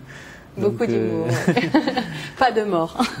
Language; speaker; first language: French; native; French